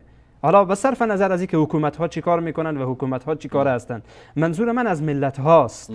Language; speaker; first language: Persian; native; Persian